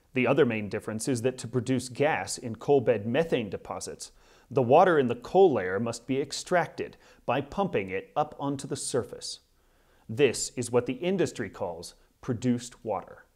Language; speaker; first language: English; native; English